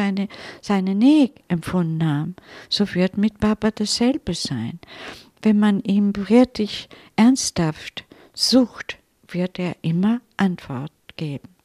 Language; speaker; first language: German; non-native, fluent; Italian